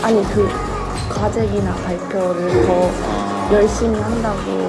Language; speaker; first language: Korean; non-native, learner; Chinese